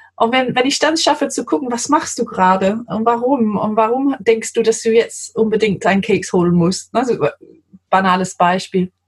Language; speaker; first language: German; non-native, fluent; English